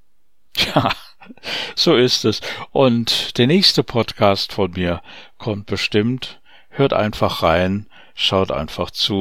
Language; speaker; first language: German; native; German